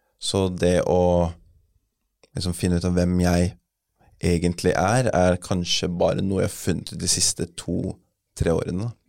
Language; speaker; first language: Norwegian; early bilingual, other home language; English